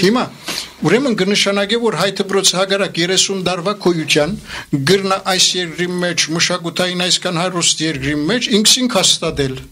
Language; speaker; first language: Armenian; early bilingual, heritage; Armenian